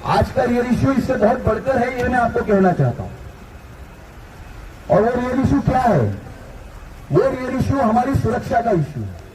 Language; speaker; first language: Hindi; non-native, local second language; Marathi